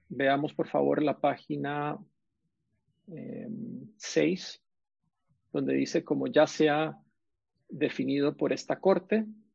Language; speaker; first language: Spanish; native; Spanish